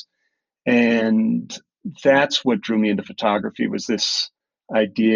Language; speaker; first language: English; native; English